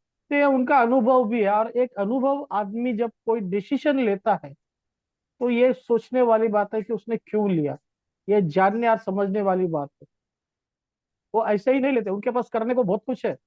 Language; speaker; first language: Hindi; native; Hindi